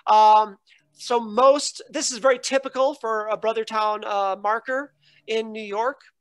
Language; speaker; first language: English; native; English